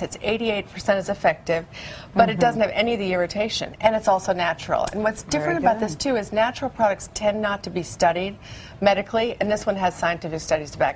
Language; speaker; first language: English; native; English